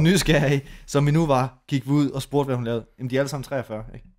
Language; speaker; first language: Danish; native; Danish